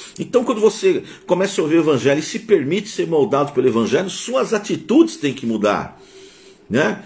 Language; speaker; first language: Portuguese; native; Portuguese